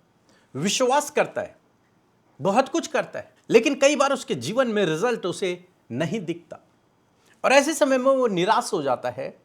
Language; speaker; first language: Hindi; native; Hindi